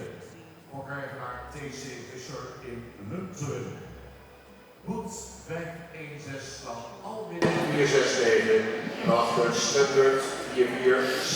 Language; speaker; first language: Dutch; native; Dutch